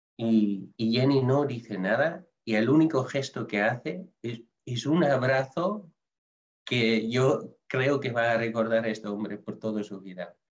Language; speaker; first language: Spanish; non-native, fluent; Dutch